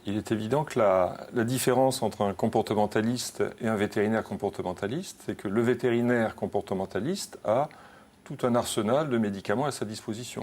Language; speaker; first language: French; native; French